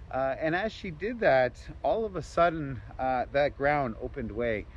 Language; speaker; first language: English; native; English